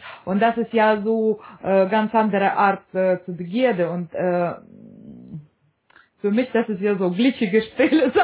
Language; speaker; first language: German; non-native, fluent; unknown